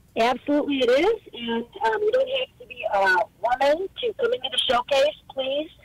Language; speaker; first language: English; native; English